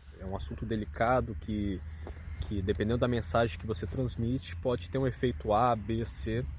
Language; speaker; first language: Portuguese; native; Portuguese